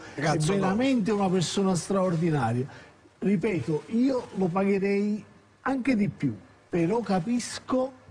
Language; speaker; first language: Italian; native; Italian